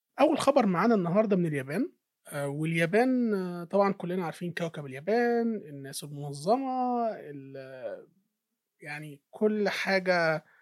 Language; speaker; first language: Arabic; native; Arabic